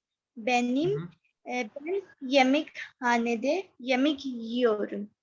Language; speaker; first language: Turkish; non-native, learner; Urdu